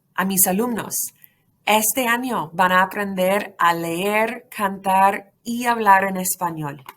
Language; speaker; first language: Spanish; non-native, fluent; English